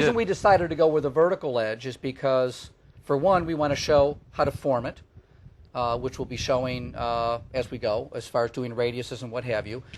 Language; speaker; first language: English; native; English